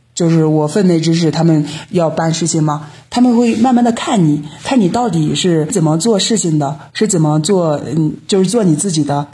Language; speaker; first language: Chinese; native; Chinese